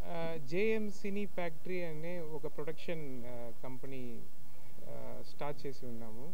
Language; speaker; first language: Telugu; non-native, learner; Tamil